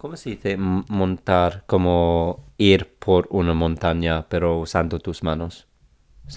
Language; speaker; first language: Spanish; non-native, fluent; English